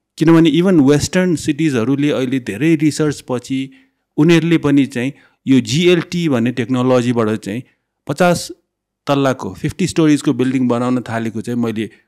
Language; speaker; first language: Nepali; non-native, local second language; Newari